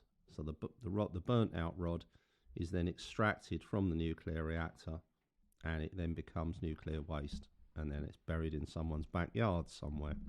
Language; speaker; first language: English; native; English